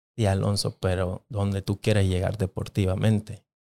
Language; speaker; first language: Spanish; non-native, local second language; Jamaican Creole English